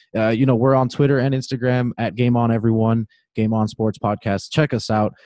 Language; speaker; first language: English; native; English